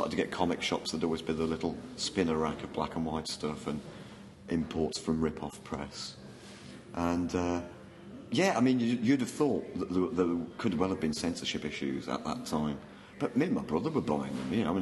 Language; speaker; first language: English; native; English